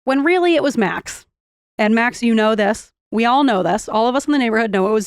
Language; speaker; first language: English; native; English